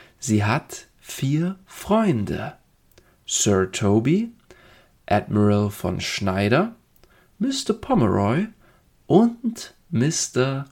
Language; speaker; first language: German; native; German